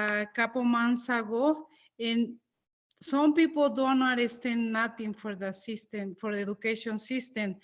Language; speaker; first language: English; non-native, learner; Spanish